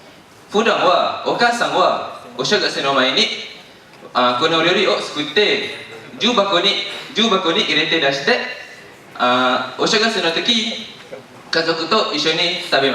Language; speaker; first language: Japanese; non-native, learner; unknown